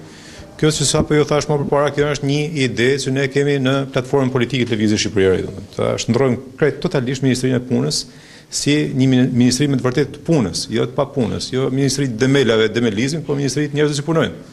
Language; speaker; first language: Albanian; native; Albanian